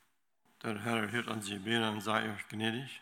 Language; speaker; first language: German; non-native, learner; Low German